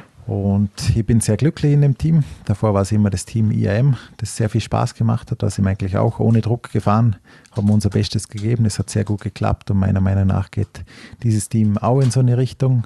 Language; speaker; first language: German; native; German